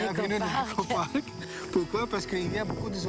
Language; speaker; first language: French; non-native, fluent; Greek